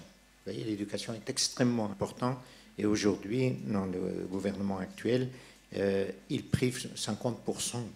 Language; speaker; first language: French; non-native, local second language; Persian